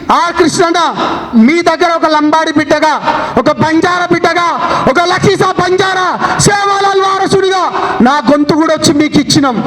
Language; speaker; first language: Telugu; non-native, local second language; Lambadi